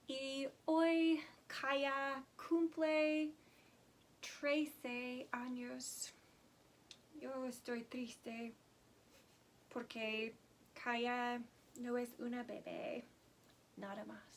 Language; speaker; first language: Spanish; non-native, fluent; English